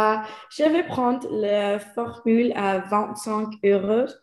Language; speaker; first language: French; non-native, learner; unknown